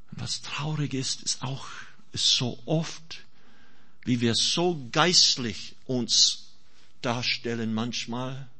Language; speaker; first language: German; non-native, fluent; English